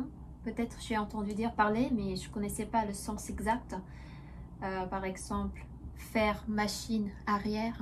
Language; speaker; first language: French; non-native, fluent; Korean